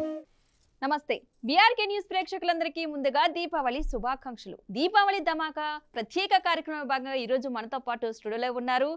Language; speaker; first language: Telugu; native; Telugu